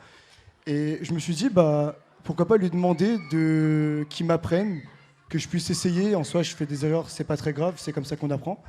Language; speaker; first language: French; native; French